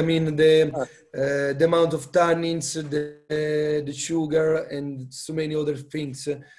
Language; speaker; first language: English; non-native, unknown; Italian